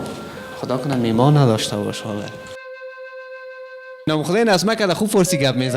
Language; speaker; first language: Persian; native; Persian